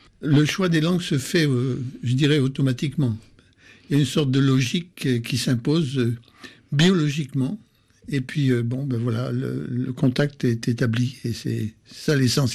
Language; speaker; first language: French; native; French